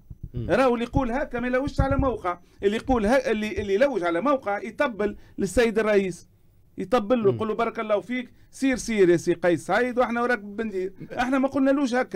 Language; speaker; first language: Arabic; native; Arabic